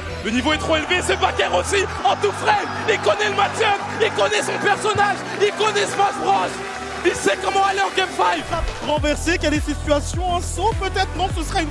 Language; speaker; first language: French; native; French